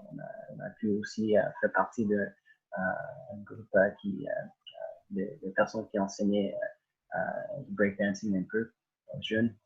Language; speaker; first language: French; early bilingual, other home language; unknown